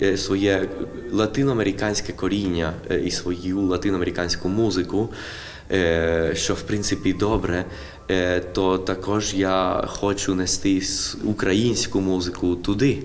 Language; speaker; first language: Ukrainian; early bilingual, heritage; Ukrainian